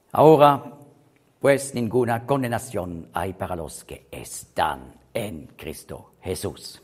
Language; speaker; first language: Spanish; non-native, learner; German